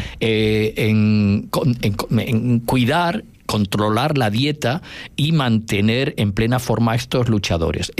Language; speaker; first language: Spanish; native; Spanish